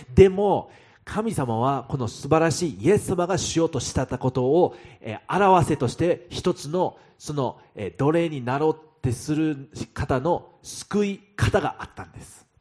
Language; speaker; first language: Japanese; non-native, fluent; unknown